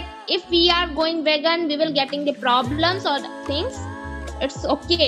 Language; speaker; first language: English; non-native, local second language; Hindi